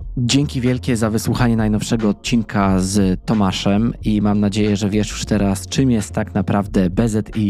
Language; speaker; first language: Polish; native; Polish